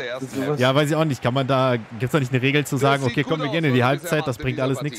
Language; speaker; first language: German; native; German